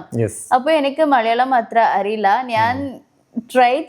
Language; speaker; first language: Malayalam; non-native, learner; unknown